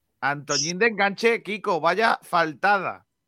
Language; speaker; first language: Spanish; native; Spanish